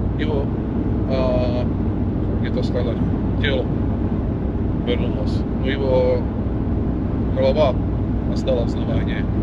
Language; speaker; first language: Russian; non-native, learner; Slovak